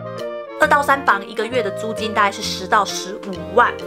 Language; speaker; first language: Chinese; native; Chinese